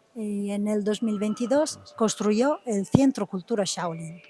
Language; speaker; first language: Spanish; non-native, fluent; Italian